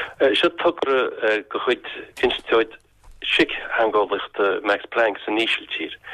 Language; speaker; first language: Irish; non-native, local second language; English